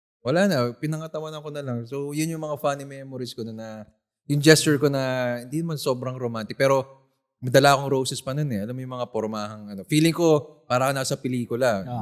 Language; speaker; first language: Filipino; native; Filipino